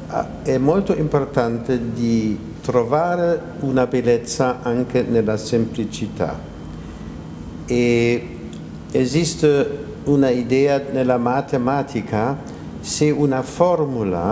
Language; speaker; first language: Italian; non-native, fluent; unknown